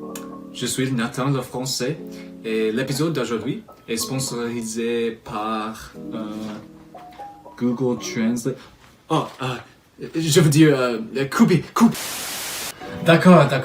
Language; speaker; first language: French; non-native, fluent; English